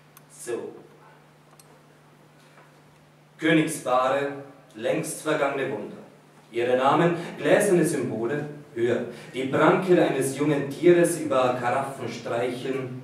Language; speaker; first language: German; native; German